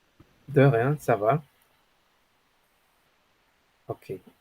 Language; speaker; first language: French; non-native, fluent; Spanish